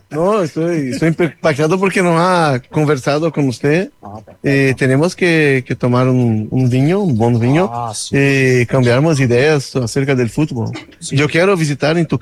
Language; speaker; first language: Spanish; non-native, learner; Portuguese